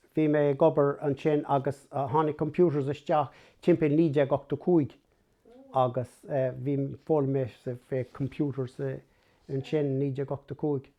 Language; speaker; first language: Irish; non-native, local second language; English